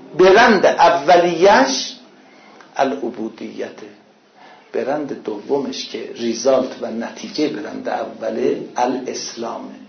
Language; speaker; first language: Persian; non-native, local second language; Azerbaijani